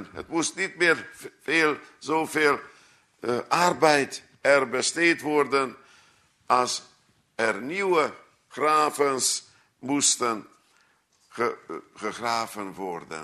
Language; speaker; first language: Dutch; non-native, fluent; Hungarian